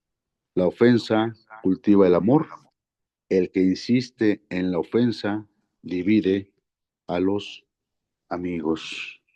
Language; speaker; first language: Spanish; native; Spanish